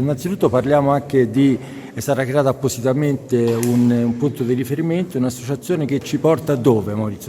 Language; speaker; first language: Italian; native; Italian